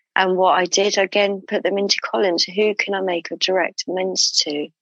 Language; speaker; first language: English; native; English